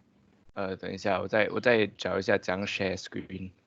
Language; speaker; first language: Chinese; early bilingual, heritage; Chinese